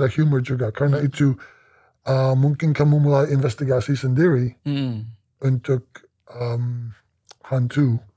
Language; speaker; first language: Indonesian; non-native, learner; English